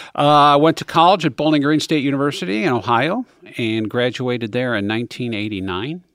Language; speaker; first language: English; native; English